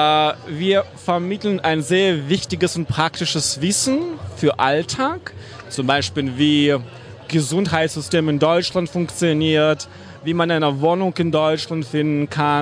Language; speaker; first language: German; non-native, fluent; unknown